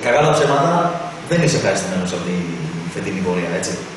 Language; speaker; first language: Greek; native; Greek